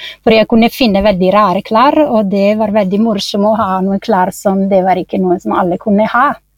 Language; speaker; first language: Norwegian; non-native, fluent; Italian